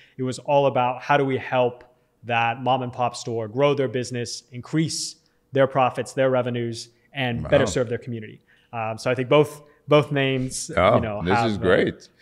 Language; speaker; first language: English; native; English